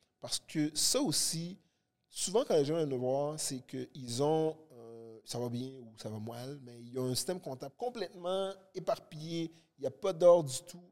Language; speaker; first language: French; early bilingual, other home language; Haitian Creole